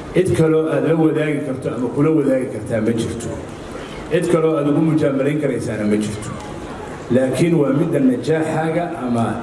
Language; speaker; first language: Somali; early bilingual, heritage; Somali